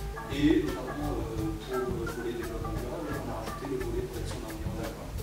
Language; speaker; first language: French; native; French